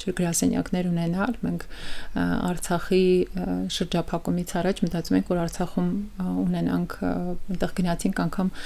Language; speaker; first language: Armenian; early bilingual, heritage; Armenian